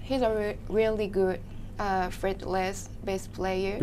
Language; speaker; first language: English; non-native, learner; Japanese